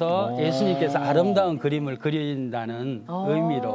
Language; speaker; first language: Korean; native; Korean